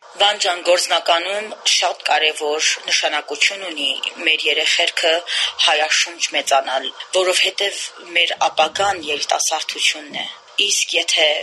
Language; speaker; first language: Armenian; early bilingual, heritage; Armenian